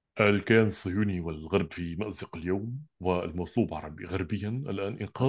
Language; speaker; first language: Arabic; native; Arabic